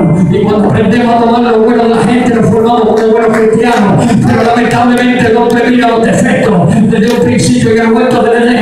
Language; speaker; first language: Spanish; native; Spanish